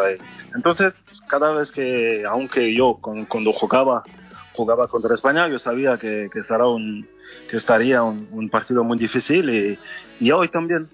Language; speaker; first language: Spanish; non-native, fluent; French